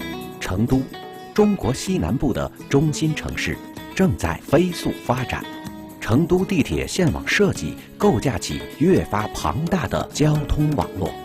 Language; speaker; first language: Chinese; native; Chinese